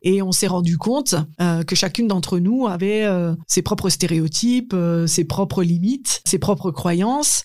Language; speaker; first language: French; native; French